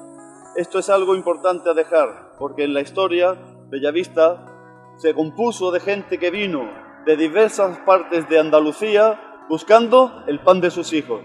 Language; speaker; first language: Spanish; native; Spanish